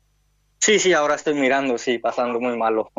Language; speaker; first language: Spanish; non-native, learner; Hindi